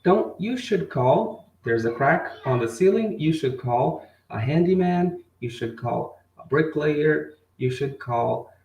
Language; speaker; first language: English; non-native, fluent; Portuguese